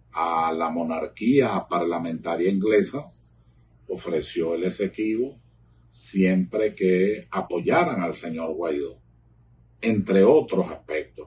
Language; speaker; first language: Spanish; native; Spanish